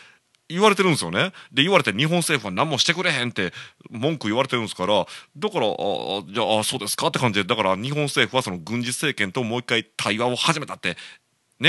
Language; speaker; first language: Japanese; native; Japanese